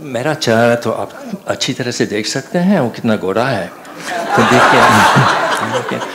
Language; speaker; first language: Hindi; non-native, fluent; English